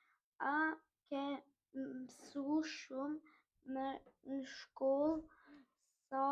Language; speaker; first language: Albanian; early bilingual, heritage; Albanian